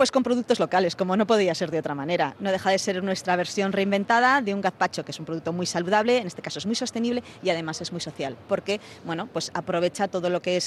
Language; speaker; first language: Spanish; native; Spanish